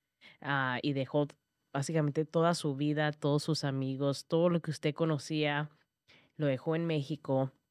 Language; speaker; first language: Spanish; early bilingual, heritage; Spanish